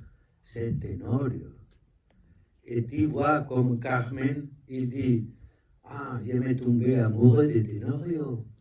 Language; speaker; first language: French; non-native, learner; Spanish